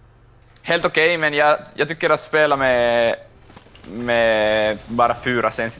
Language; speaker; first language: Swedish; non-native, local second language; Finnish